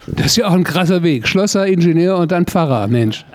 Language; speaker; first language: German; native; German